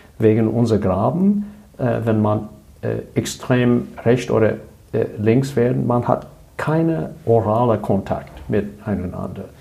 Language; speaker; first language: German; non-native, learner; English